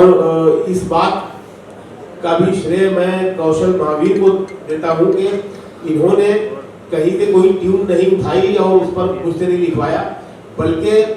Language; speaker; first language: Hindi; native; Hindi